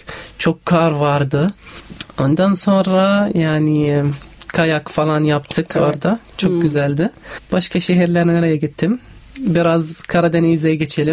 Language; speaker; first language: Turkish; non-native, learner; Arabic